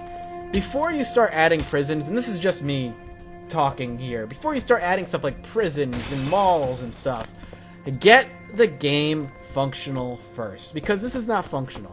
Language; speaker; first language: English; native; English